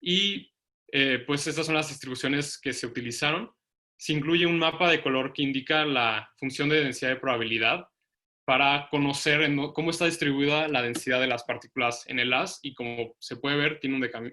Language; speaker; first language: Spanish; native; Spanish